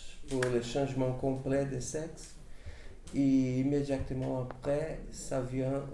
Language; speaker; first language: French; non-native, learner; Portuguese